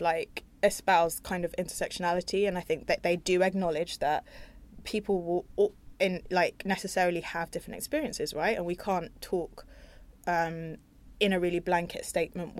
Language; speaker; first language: English; native; English